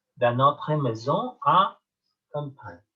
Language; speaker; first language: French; non-native, learner; Spanish